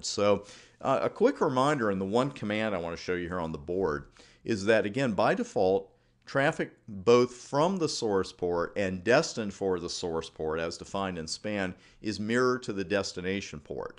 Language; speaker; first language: English; native; English